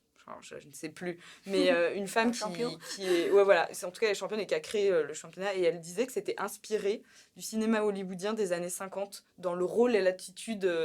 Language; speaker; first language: French; native; French